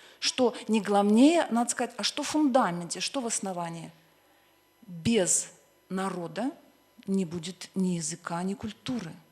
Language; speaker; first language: Russian; native; Russian